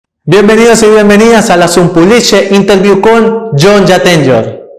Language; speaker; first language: Spanish; native; Spanish